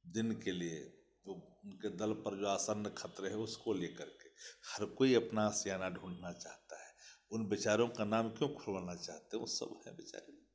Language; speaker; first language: Hindi; native; Hindi